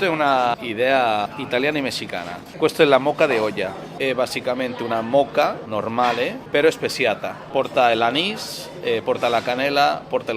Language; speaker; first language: Italian; non-native, learner; Spanish